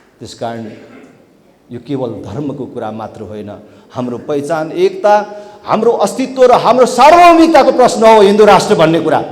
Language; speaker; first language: Nepali; native; Nepali